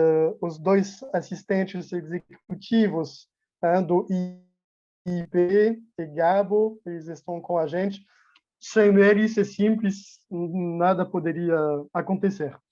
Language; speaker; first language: Portuguese; non-native, fluent; French